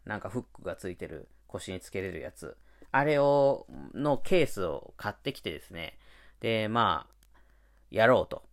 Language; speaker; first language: Japanese; native; Japanese